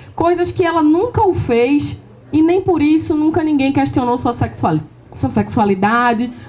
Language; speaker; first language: Portuguese; native; Portuguese